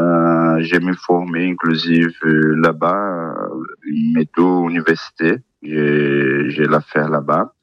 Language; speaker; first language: French; non-native, fluent; Portuguese